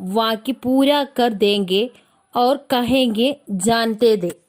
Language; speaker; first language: Hindi; non-native, local second language; Malayalam